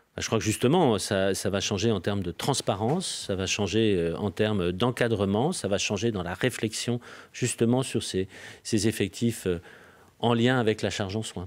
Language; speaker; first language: French; native; French